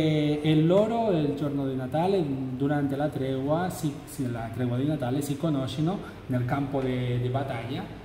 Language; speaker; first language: Italian; non-native, fluent; Catalan